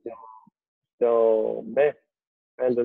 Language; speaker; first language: French; non-native, local second language; Dutch